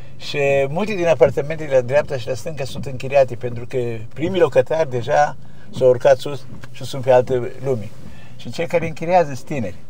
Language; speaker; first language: Romanian; native; Romanian